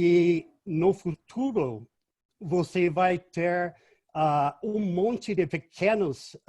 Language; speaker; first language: Portuguese; non-native, fluent; English